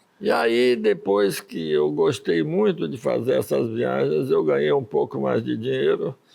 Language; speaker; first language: Portuguese; early bilingual, other home language; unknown